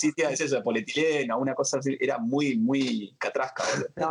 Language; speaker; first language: Spanish; native; Spanish